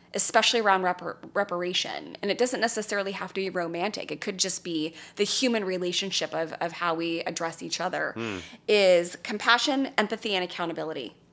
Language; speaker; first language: English; native; English